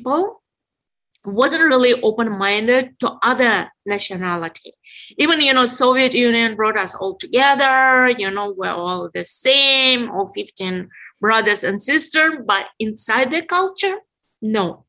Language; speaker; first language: English; non-native, fluent; Uzbek